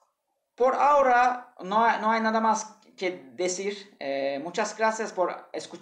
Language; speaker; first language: Spanish; non-native, learner; Turkish